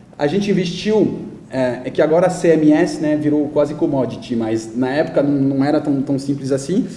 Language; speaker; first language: Portuguese; non-native, fluent; French